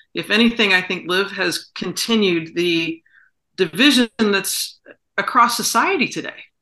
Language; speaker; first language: English; native; English